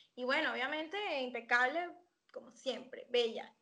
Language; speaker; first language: Spanish; native; Spanish